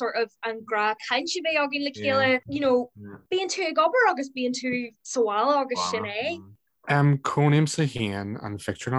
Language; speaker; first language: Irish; non-native, local second language; English